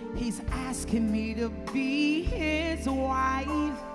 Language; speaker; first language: English; native; English